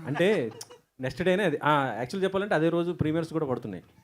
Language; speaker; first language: Telugu; native; Telugu